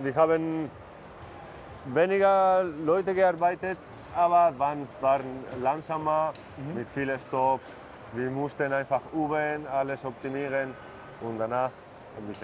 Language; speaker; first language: German; non-native, fluent; Spanish